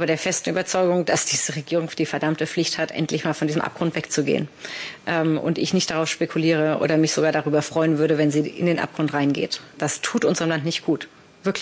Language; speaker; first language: German; native; German